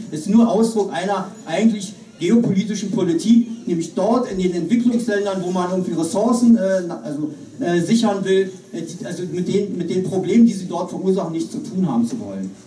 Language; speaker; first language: German; native; German